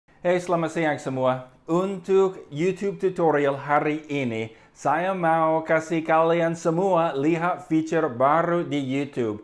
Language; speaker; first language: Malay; non-native, fluent; English